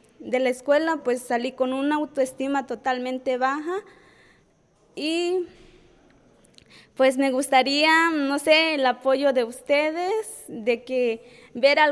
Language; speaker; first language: Spanish; non-native, local second language; Tzotzil